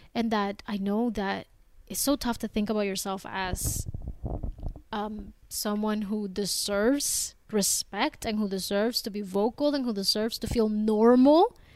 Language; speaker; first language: English; early bilingual, other home language; Spanish